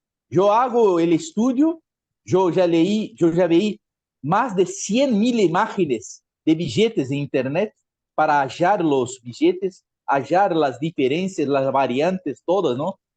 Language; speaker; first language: Spanish; non-native, fluent; Portuguese